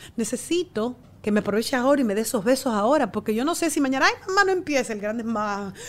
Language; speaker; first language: Spanish; native; Spanish